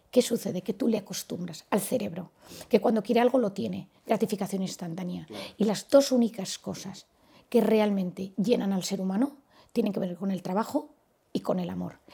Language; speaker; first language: Spanish; native; Spanish